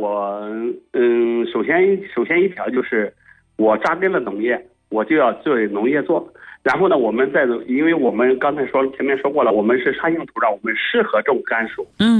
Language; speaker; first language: Chinese; native; Chinese